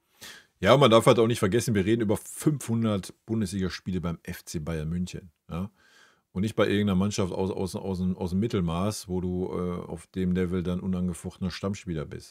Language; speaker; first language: German; native; German